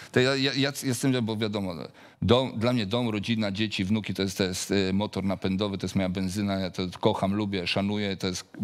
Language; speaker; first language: Polish; native; Polish